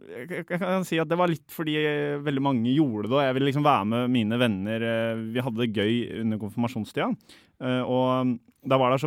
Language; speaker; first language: Norwegian; native; Norwegian